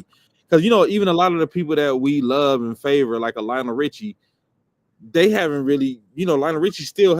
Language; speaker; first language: English; native; English